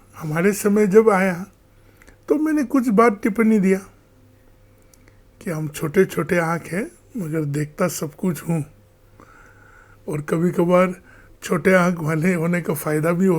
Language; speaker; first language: Hindi; non-native, local second language; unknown